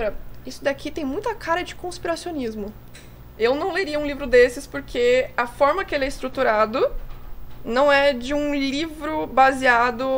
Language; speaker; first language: Portuguese; native; Portuguese